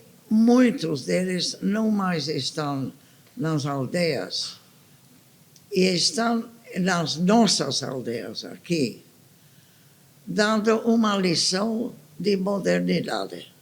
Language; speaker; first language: Portuguese; non-native, fluent; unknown